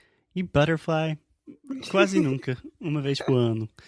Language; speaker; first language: Portuguese; non-native, fluent; English